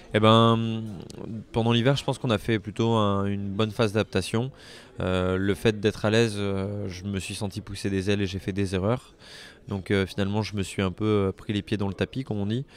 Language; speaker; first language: French; native; French